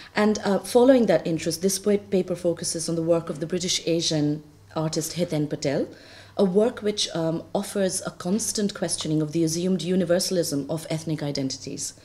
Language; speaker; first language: English; non-native, local second language; Bangla